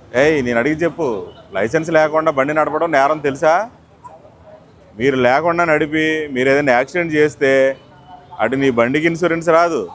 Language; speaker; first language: Telugu; native; Telugu